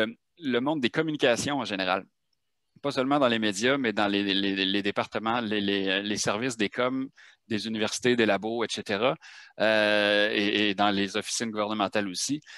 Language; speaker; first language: French; native; French